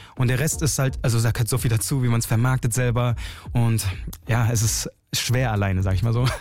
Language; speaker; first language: German; early bilingual, other home language; Chinese